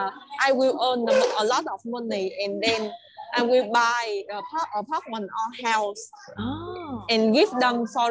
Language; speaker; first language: English; non-native, learner; Vietnamese